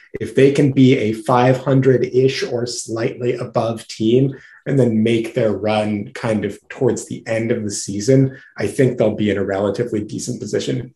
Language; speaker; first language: English; native; English